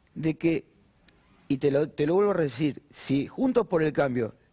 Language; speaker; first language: Spanish; native; Spanish